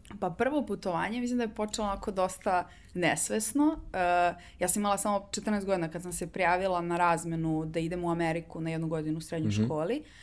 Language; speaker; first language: Serbian; native; Serbian